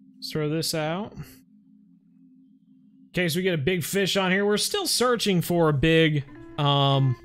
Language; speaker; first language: English; native; English